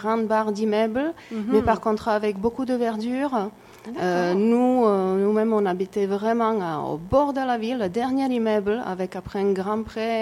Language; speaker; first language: French; non-native, fluent; Czech